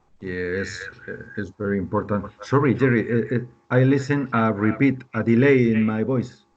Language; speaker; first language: English; non-native, learner; Spanish